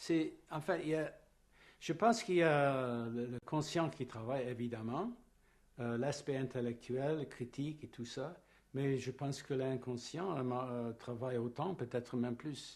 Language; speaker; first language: French; non-native, fluent; English